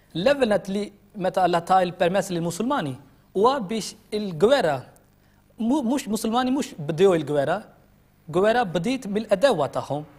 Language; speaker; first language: Maltese; non-native, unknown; Urdu